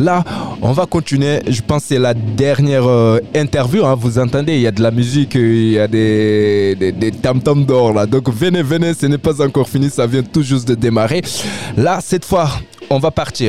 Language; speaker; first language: French; native; French